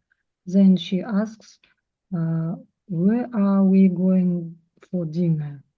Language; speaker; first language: English; non-native, learner; Russian